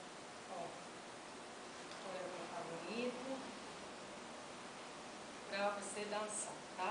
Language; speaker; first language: Portuguese; non-native, fluent; Arabic